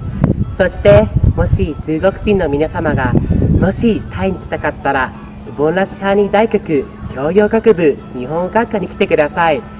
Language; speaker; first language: Japanese; non-native, learner; Thai